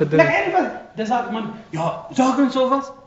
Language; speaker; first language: German; non-native, fluent; Arabic